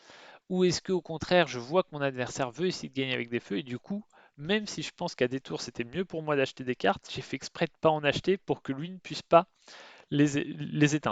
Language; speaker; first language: French; native; French